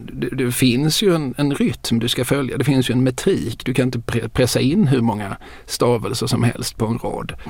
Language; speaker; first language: Swedish; native; Swedish